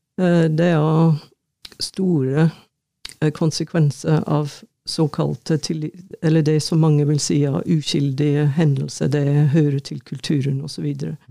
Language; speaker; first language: Norwegian; non-native, fluent; English